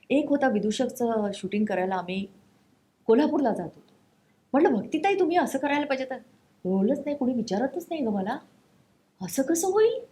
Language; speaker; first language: Marathi; non-native, local second language; Konkani